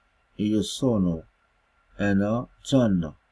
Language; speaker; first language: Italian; non-native, fluent; Arabic